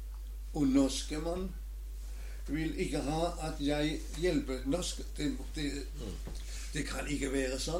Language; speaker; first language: Danish; non-native, learner; German